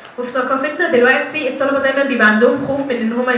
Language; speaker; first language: Arabic; native; Arabic